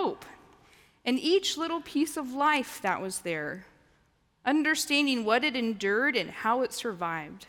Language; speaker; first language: English; native; English